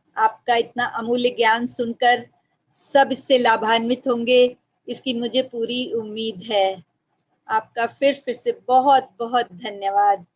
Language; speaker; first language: Hindi; native; Hindi